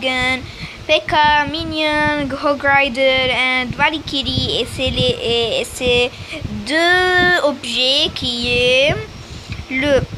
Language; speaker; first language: French; non-native, learner; Arabic